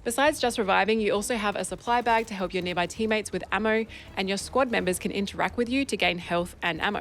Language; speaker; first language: English; native; English